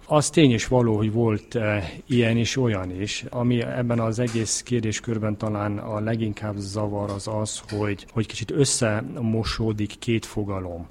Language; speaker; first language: Hungarian; early bilingual, heritage; German